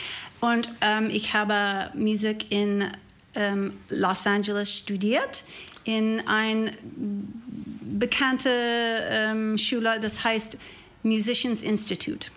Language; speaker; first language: German; non-native, learner; English